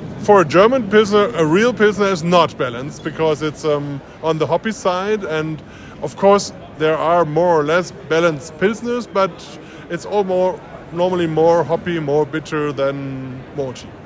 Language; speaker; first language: English; non-native, fluent; German